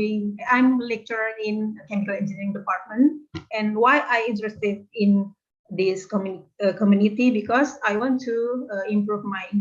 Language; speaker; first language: English; non-native, learner; Indonesian